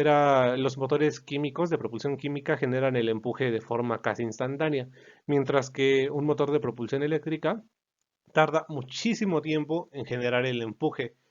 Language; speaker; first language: Spanish; native; Spanish